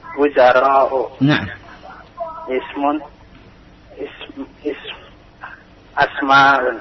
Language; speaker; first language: Arabic; non-native, learner; Indonesian